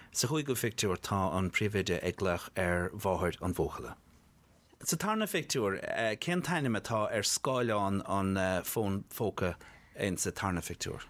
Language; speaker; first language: Irish; native; Irish